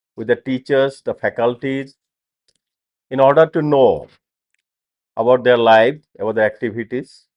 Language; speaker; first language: English; non-native, local second language; Assamese